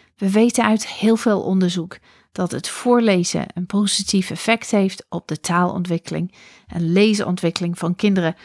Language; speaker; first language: Dutch; non-native, fluent; English